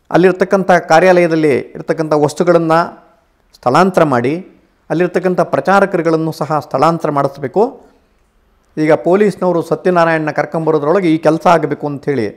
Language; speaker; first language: Kannada; native; Kannada